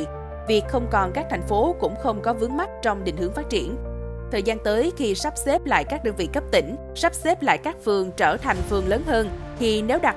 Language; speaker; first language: Vietnamese; native; Vietnamese